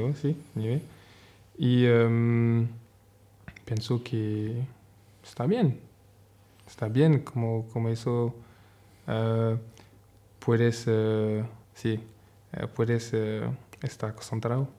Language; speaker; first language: Spanish; non-native, learner; French